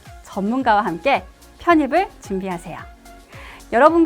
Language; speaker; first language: Korean; native; Korean